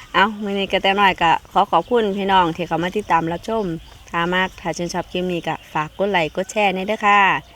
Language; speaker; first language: Thai; native; Thai